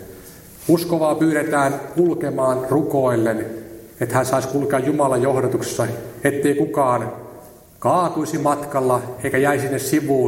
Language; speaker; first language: Finnish; native; Finnish